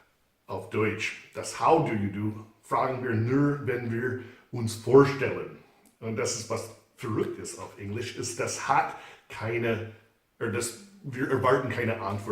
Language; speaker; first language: German; non-native, fluent; English